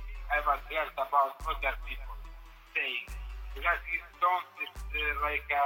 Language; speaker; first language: English; non-native, learner; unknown